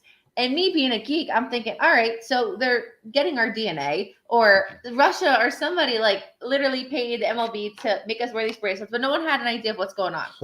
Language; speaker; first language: English; native; English